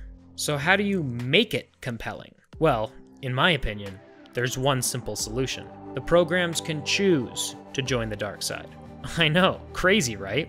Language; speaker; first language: English; native; English